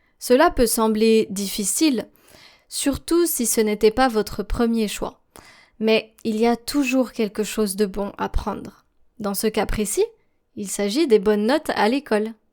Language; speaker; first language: French; native; French